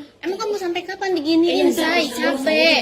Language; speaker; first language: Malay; non-native, local second language; Sundanese